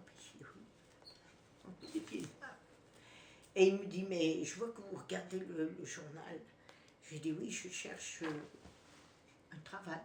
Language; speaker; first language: French; native; French